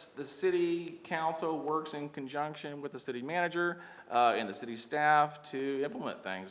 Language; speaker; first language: English; native; English